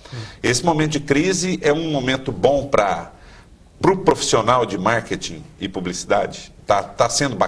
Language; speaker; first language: Portuguese; native; Portuguese